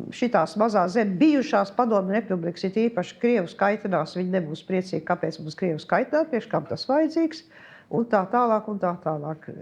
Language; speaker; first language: Latvian; early bilingual, heritage; Latvian